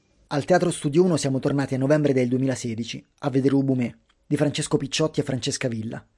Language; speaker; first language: Italian; native; Italian